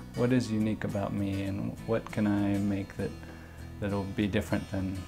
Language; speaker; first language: English; native; English